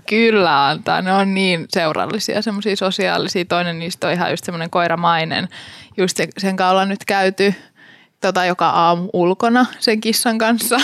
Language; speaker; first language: Finnish; native; Finnish